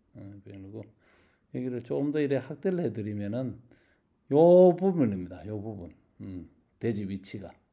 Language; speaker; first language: Korean; native; Korean